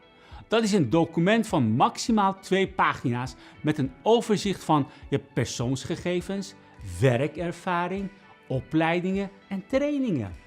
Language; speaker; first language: Dutch; non-native, fluent; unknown